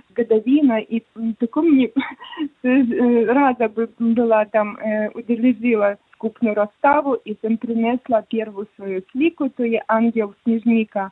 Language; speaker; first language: Slovenian; non-native, learner; Ukrainian